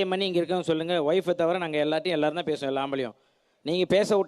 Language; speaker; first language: Tamil; native; Tamil